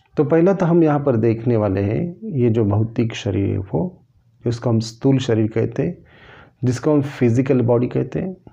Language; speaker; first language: Hindi; non-native, local second language; Marathi